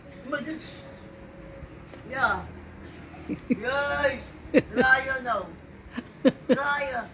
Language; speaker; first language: Dutch; non-native, local second language; Sranan Tongo